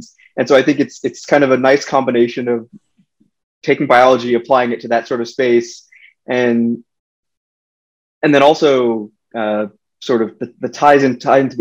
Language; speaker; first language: English; native; English